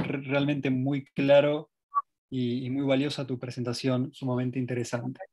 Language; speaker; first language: Spanish; native; Spanish